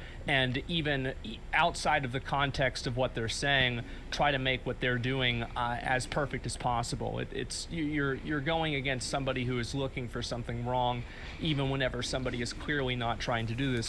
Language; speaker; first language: English; native; English